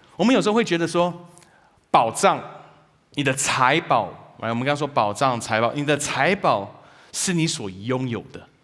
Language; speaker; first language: Chinese; early bilingual, heritage; Chinese